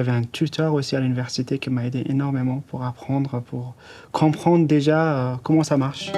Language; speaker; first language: French; non-native, fluent; Persian